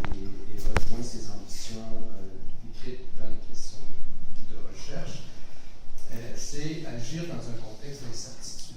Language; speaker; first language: French; native; French